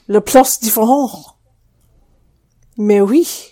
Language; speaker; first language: French; non-native, learner; English